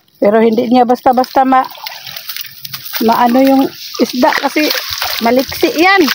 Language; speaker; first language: Filipino; non-native, local second language; Cebuano